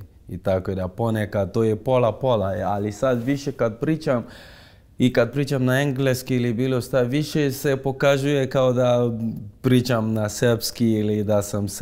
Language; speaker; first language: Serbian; non-native, fluent; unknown